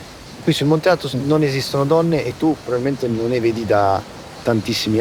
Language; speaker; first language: Italian; native; Italian